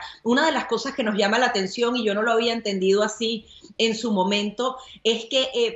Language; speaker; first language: Spanish; native; Spanish